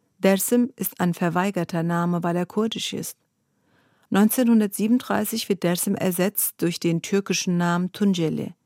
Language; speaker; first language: German; early bilingual, other home language; Kurdish